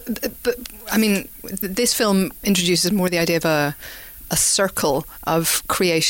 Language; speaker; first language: English; native; English